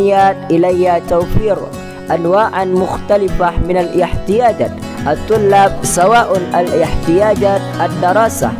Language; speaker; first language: Arabic; non-native, learner; Indonesian